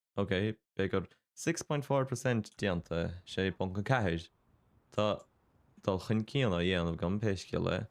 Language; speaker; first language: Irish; native; Irish